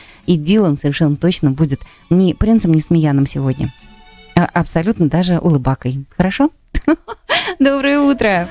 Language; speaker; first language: Russian; native; Russian